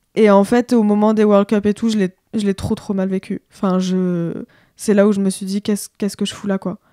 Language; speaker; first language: French; native; French